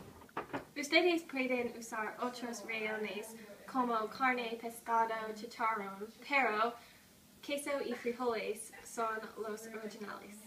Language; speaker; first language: Spanish; non-native, learner; English